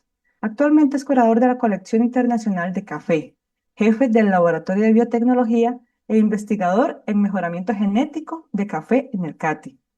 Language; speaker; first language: Spanish; native; Spanish